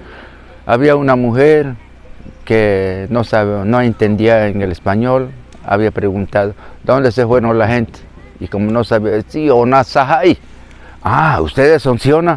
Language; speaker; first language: Spanish; non-native, local second language; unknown